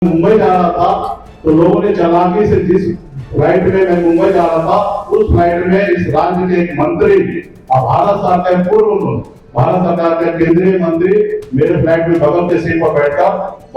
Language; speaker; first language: Hindi; native; Hindi